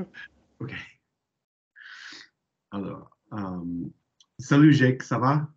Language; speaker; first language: French; non-native, learner; English